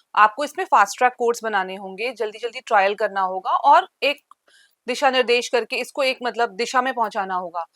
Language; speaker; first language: Hindi; native; Hindi